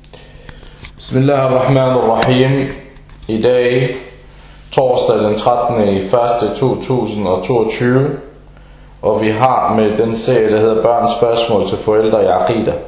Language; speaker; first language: Danish; non-native, fluent; Arabic